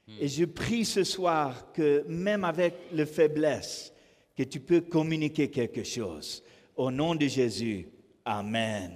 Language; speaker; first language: French; non-native, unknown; English